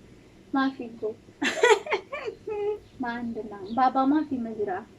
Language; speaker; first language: Arabic; non-native, learner; Amharic